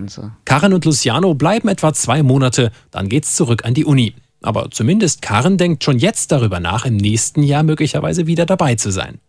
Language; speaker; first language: German; native; German